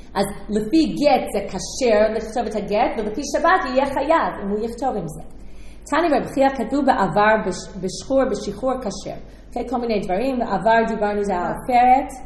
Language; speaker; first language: Hebrew; non-native, fluent; English